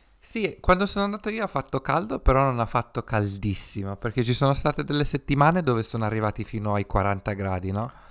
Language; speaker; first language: Italian; early bilingual, other home language; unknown